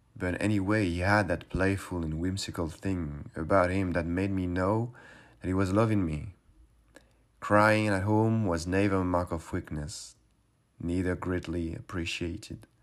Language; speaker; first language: English; non-native, fluent; French